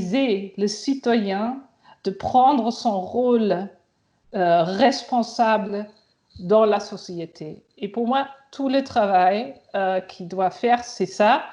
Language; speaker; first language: French; non-native, fluent; German